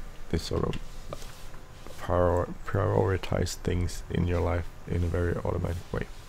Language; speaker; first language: English; non-native, fluent; Swedish